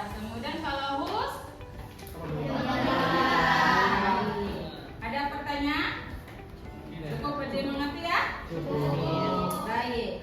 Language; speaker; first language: Indonesian; native; Indonesian